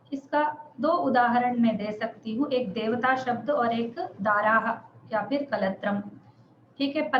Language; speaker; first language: Hindi; non-native, local second language; Telugu